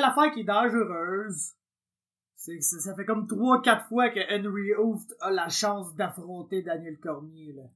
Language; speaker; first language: French; native; French